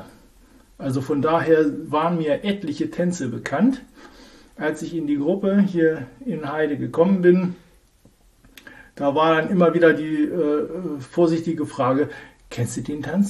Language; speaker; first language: German; native; German